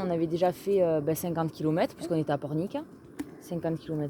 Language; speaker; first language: French; native; French